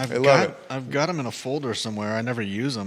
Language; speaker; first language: English; native; English